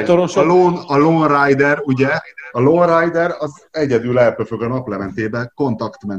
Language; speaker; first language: Hungarian; native; Hungarian